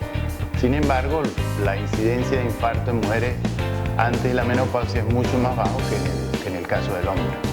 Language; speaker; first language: Spanish; native; Spanish